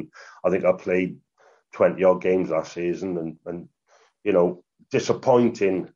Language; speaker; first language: English; native; English